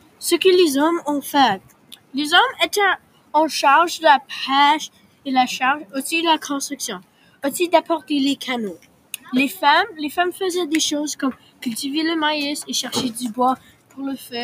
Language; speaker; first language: French; non-native, local second language; English